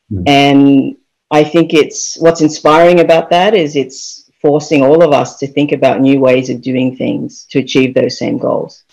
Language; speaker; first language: English; native; English